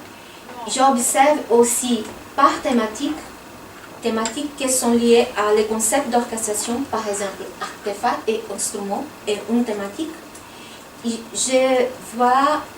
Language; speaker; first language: French; non-native, fluent; Portuguese